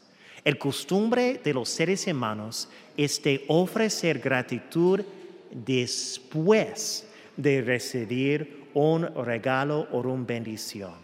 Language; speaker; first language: Spanish; non-native, fluent; English